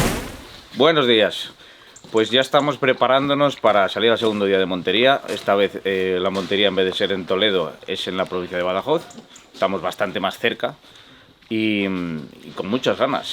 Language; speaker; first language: Spanish; native; Spanish